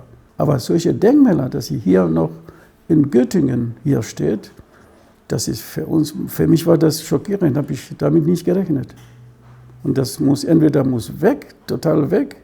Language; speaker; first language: German; non-native, fluent; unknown